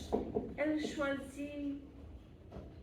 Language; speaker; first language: French; non-native, learner; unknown